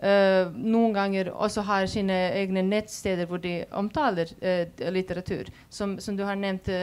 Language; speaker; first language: Swedish; non-native, fluent; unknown